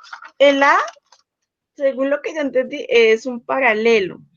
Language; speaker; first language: Spanish; native; Spanish